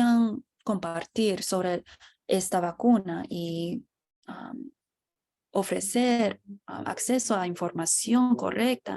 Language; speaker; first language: Spanish; non-native, fluent; English